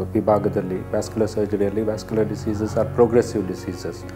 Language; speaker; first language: Kannada; native; Kannada